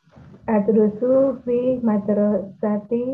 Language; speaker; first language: Arabic; non-native, learner; Indonesian